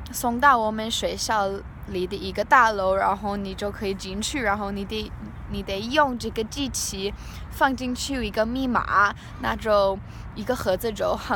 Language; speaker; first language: Chinese; non-native, learner; English